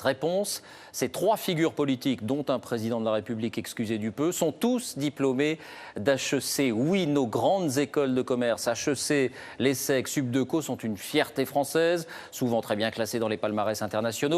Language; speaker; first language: French; native; French